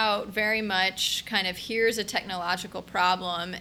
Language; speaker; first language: English; native; English